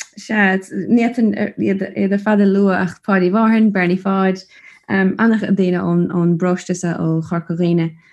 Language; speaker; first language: Irish; native; Irish